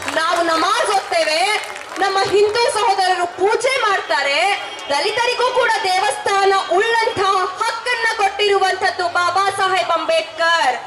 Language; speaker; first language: Kannada; non-native, local second language; Urdu